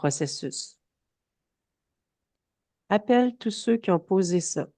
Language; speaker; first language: French; native; French